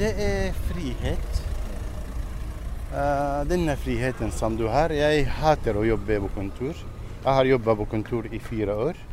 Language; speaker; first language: Norwegian; non-native, learner; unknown